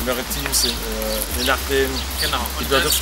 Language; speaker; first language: German; non-native, fluent; French